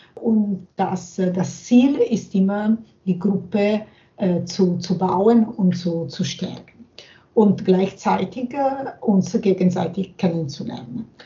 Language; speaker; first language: German; non-native, fluent; Italian